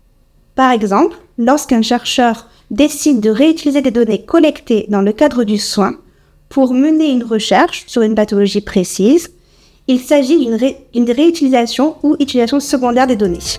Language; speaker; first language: French; native; French